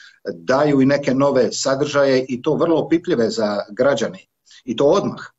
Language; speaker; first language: Serbian; native; Serbian